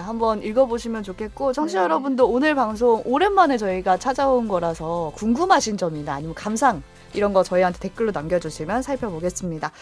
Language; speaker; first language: Korean; native; Korean